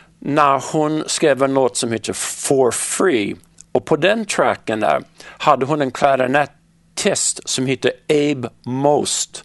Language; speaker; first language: Swedish; non-native, fluent; English